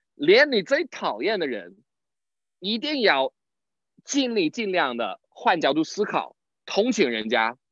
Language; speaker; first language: Chinese; non-native, fluent; English